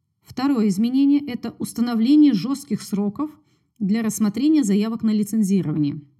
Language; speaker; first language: Russian; native; Russian